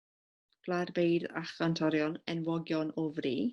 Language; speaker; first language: Welsh; non-native, local second language; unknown